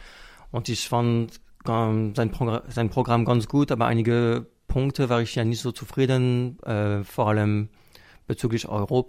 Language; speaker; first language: German; non-native, fluent; French